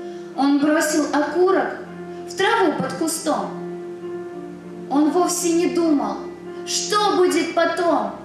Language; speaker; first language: Russian; native; Russian